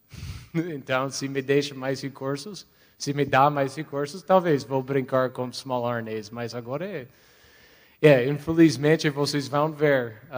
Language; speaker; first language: Portuguese; non-native, fluent; English